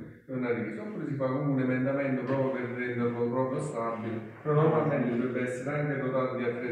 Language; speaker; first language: Italian; native; Italian